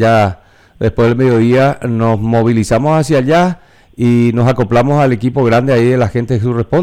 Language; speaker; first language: Spanish; native; Spanish